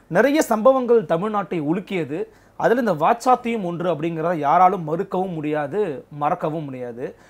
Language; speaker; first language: Tamil; native; Tamil